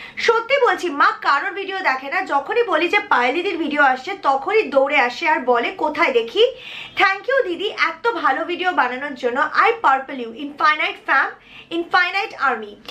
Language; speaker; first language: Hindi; non-native, local second language; Bangla